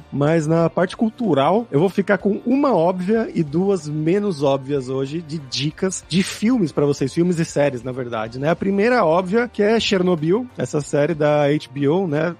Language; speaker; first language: Portuguese; native; Portuguese